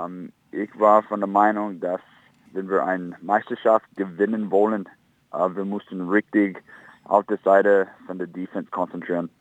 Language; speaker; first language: German; non-native, fluent; English